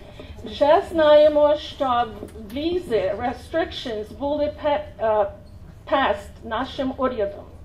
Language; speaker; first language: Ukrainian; early bilingual, heritage; Ukrainian